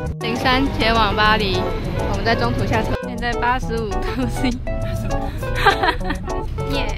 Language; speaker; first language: Chinese; native; Chinese